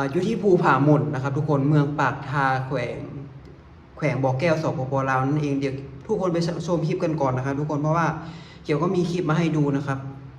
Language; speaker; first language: Thai; native; Thai